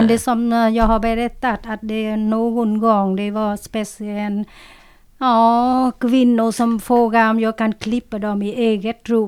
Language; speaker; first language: Swedish; non-native, learner; Vietnamese